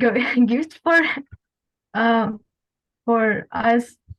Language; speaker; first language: English; non-native, learner; Russian